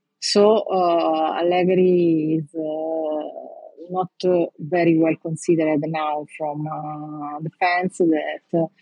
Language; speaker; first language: English; non-native, learner; Italian